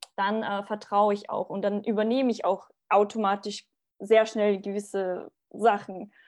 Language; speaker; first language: German; early bilingual, other home language; Bosnian